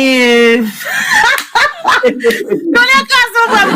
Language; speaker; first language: French; non-native, learner; Haitian Creole